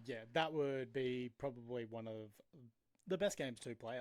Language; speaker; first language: English; native; English